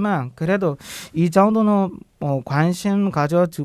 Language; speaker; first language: Korean; non-native, learner; Burmese